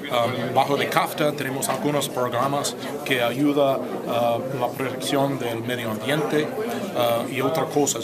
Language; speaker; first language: Spanish; non-native, fluent; English